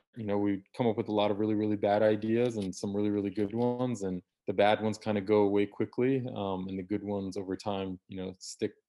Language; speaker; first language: English; native; English